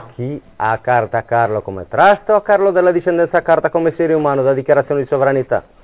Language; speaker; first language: Italian; native; Italian